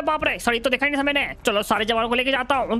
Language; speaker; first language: Hindi; native; Hindi